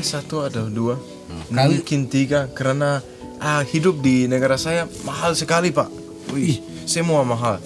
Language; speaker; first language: Indonesian; non-native, learner; Danish